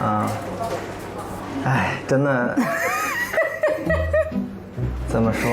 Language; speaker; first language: Chinese; non-native, fluent; English